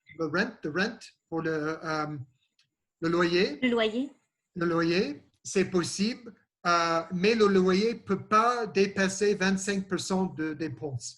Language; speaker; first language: French; non-native, learner; English